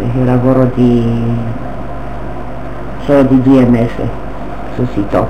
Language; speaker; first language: Italian; non-native, learner; Romanian